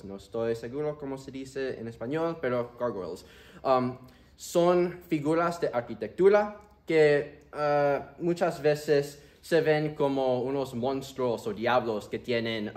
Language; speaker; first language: Spanish; early bilingual, heritage; Spanish